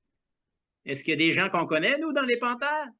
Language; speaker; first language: French; native; French